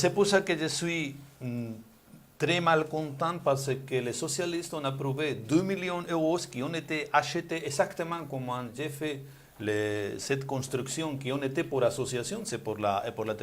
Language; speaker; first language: French; non-native, learner; Spanish